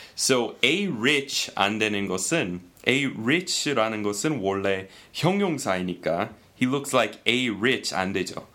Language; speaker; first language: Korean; non-native, fluent; English